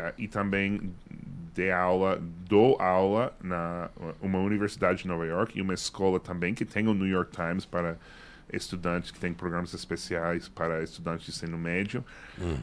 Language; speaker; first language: Portuguese; non-native, fluent; English